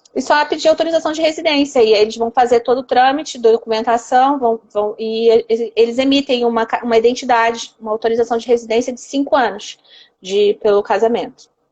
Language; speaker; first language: Portuguese; native; Portuguese